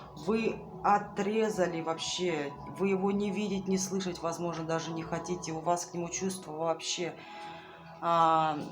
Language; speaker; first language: Russian; native; Russian